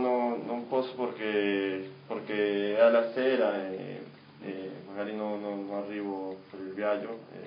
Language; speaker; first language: Italian; non-native, learner; Spanish